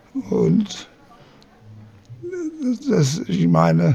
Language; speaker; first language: German; non-native, learner; English